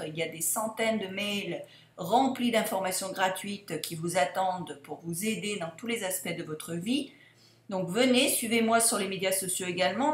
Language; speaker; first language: French; native; French